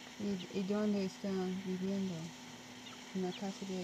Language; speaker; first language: Spanish; non-native, learner; English